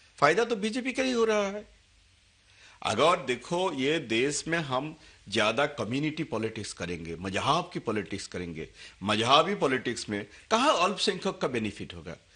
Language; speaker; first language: Hindi; non-native, local second language; Assamese